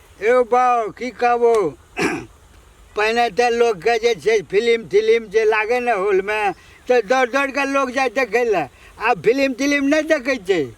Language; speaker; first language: Maithili; native; Maithili